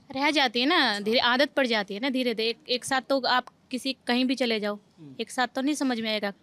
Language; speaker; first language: Hindi; native; Hindi